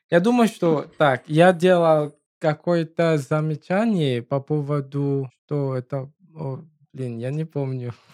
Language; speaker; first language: Russian; non-native, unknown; English